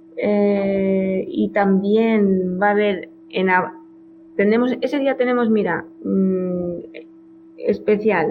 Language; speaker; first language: Spanish; native; Spanish